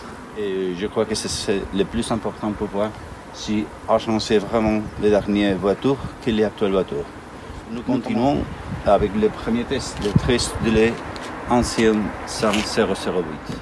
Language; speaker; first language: French; non-native, learner; Spanish